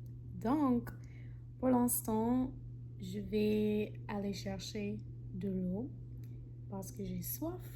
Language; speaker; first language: French; non-native, fluent; English